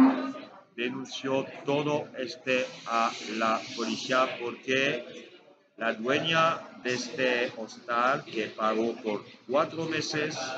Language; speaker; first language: Spanish; non-native, learner; French